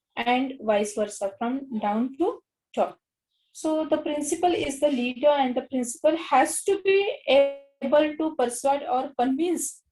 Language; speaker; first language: English; non-native, local second language; Marathi